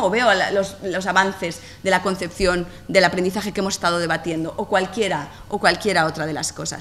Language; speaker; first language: Spanish; native; Spanish